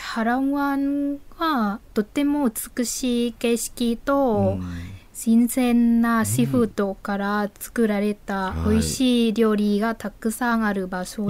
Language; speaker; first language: Japanese; non-native, fluent; Vietnamese